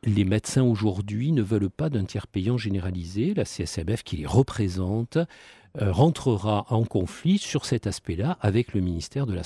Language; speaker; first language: French; native; French